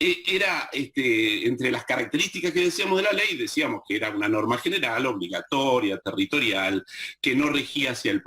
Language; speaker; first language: Spanish; native; Spanish